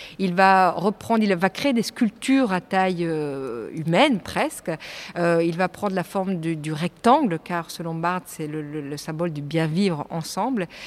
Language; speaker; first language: French; native; French